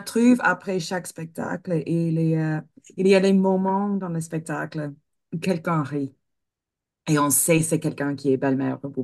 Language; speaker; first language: French; non-native, fluent; English